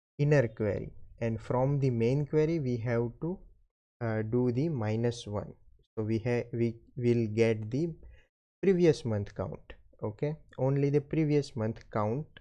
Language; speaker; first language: English; non-native, local second language; Gujarati